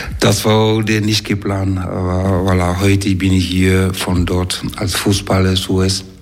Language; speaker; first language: German; non-native, fluent; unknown